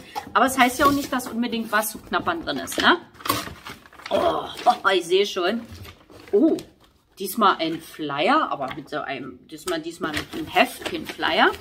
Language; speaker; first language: German; native; German